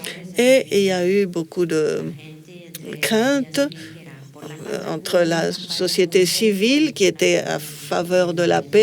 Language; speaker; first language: French; non-native, fluent; Spanish